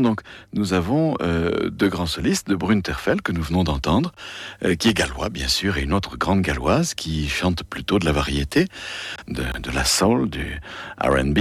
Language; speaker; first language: French; native; French